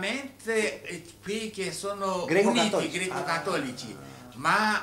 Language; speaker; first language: Italian; non-native, fluent; Romanian